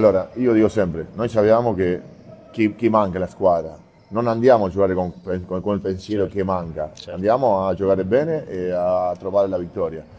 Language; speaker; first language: Italian; non-native, fluent; Spanish